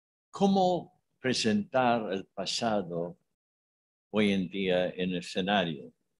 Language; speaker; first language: Spanish; non-native, fluent; English